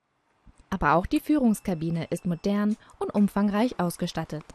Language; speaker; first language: German; native; German